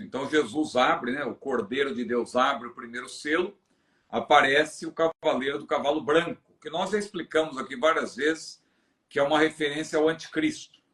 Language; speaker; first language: Portuguese; native; Portuguese